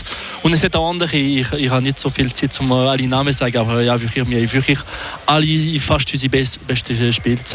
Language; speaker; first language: German; non-native, local second language; French